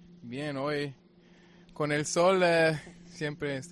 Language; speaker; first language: Spanish; non-native, fluent; German